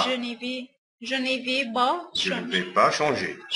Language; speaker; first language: French; non-native, learner; Arabic